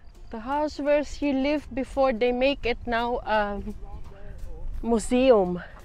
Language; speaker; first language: English; non-native, local second language; Filipino